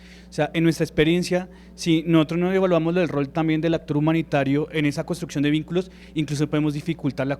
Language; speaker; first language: Spanish; native; Spanish